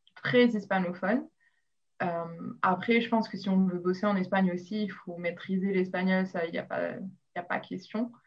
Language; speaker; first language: French; non-native, local second language; Arabic